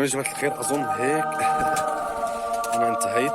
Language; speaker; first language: Arabic; native; Arabic